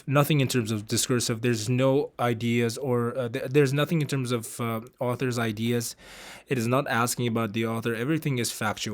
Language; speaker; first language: English; non-native, fluent; Uzbek